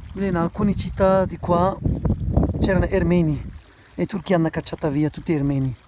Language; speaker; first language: Italian; non-native, learner; Turkish